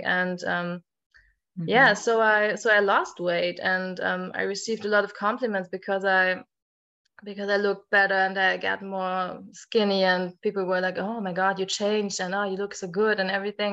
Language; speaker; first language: English; non-native, fluent; German